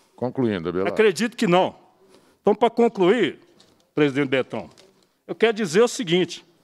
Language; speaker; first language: Portuguese; native; Portuguese